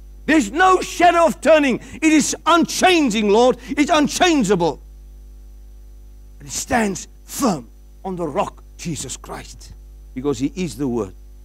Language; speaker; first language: English; non-native, local second language; Afrikaans